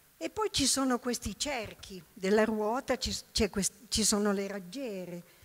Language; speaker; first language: Italian; native; Italian